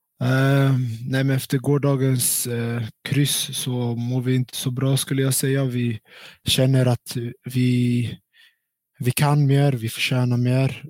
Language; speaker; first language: Swedish; early bilingual, other home language; Central Kurdish